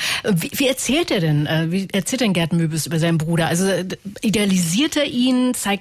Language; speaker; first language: German; native; German